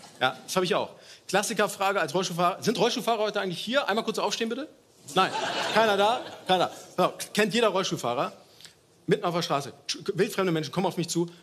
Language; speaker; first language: German; early bilingual, other home language; Turkish